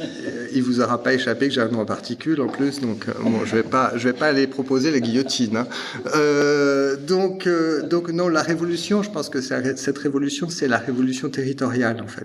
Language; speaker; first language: French; native; French